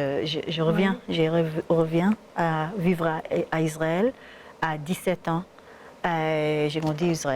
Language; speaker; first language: French; non-native, learner; Hebrew